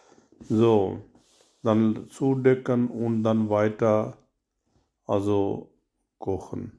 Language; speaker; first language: German; non-native, learner; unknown